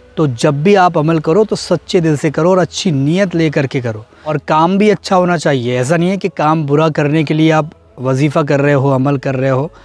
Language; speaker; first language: Hindi; native; Hindi